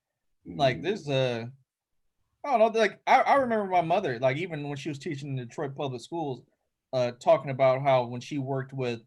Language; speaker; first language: English; native; English